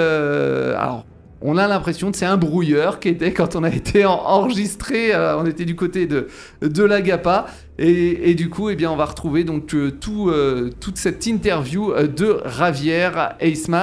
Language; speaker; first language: French; native; French